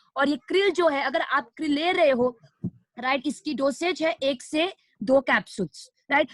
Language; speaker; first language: Hindi; non-native, local second language; Nepali